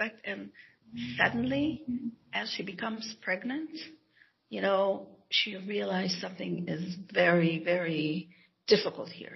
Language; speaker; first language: English; non-native, fluent; Hebrew